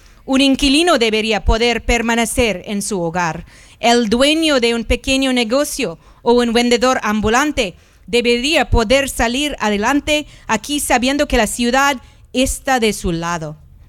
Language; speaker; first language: Spanish; early bilingual, heritage; Spanish